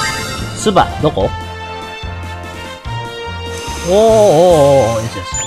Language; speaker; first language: Japanese; native; Japanese